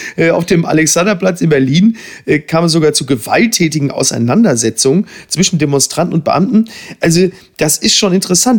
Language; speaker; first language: German; native; German